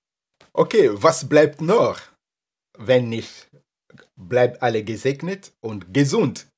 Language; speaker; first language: German; non-native, fluent; Lingala